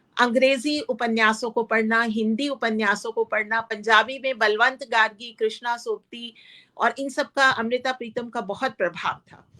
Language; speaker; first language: Hindi; non-native, local second language; Punjabi